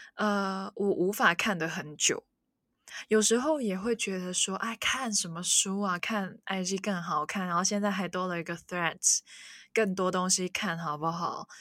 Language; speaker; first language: Chinese; non-native, local second language; Cantonese